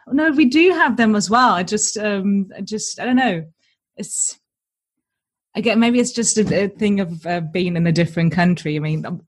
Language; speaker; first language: English; non-native, fluent; German